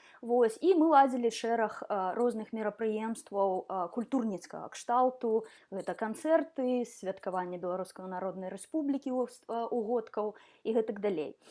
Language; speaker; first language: Belarusian; non-native, local second language; Russian